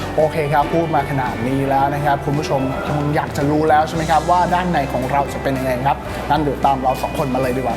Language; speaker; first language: Thai; native; Thai